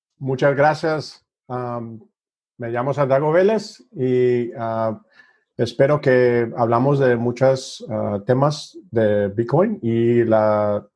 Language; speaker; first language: Spanish; early bilingual, heritage; English